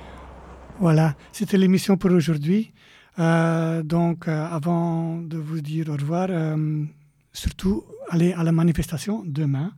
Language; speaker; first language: French; native; French